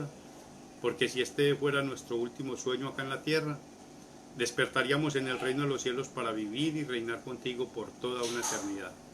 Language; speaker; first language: Spanish; native; Spanish